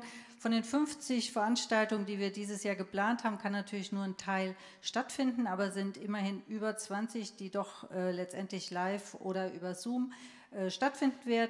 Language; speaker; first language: German; native; German